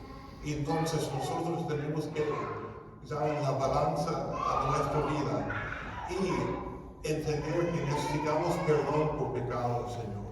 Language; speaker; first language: Spanish; non-native, fluent; English